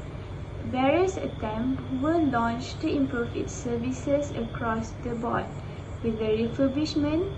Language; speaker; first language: English; non-native, fluent; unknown